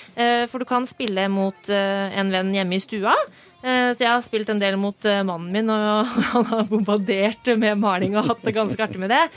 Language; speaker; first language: Norwegian; native; Norwegian